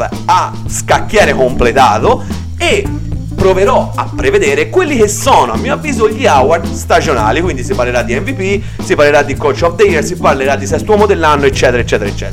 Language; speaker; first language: Italian; native; Italian